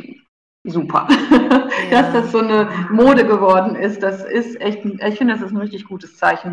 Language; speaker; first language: German; native; German